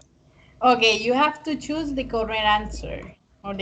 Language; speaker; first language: English; non-native, fluent; Spanish